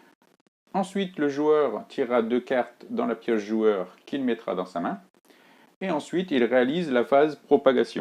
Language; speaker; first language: French; native; French